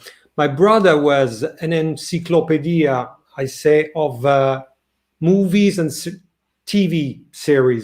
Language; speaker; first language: English; non-native, learner; French